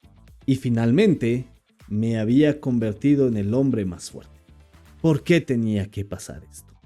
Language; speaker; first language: Spanish; non-native, fluent; English